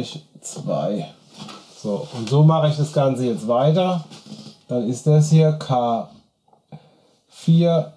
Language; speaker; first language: German; native; German